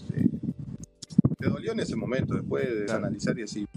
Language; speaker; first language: Spanish; native; Spanish